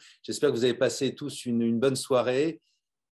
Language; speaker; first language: French; native; French